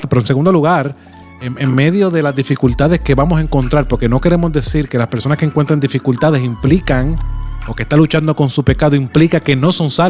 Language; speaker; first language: Spanish; native; Spanish